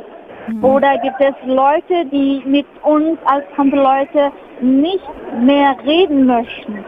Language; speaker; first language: German; non-native, fluent; Arabic